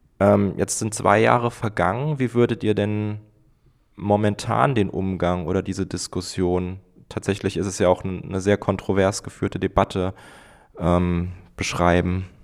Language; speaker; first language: German; native; German